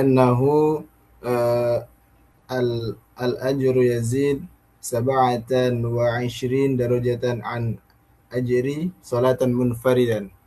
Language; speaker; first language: Arabic; non-native, learner; Indonesian